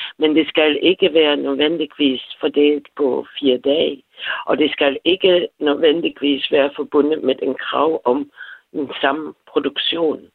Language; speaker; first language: Danish; non-native, fluent; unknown